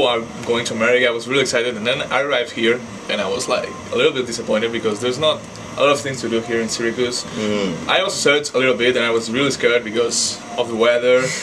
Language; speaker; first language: English; non-native, fluent; Spanish